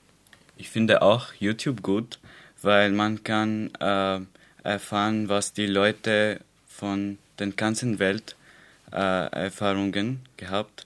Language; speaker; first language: German; non-native, learner; Arabic